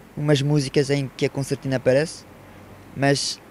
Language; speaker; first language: Portuguese; early bilingual, heritage; French